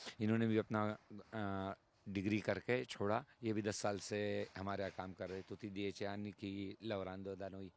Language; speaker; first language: Hindi; native; Hindi